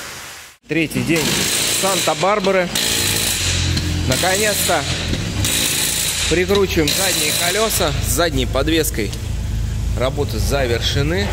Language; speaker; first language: Russian; native; Russian